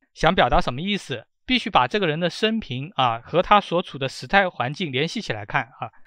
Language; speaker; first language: Chinese; native; Chinese